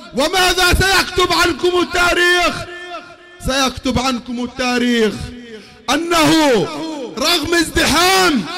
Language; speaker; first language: Arabic; native; Arabic